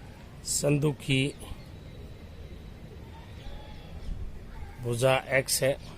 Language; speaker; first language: Hindi; native; Hindi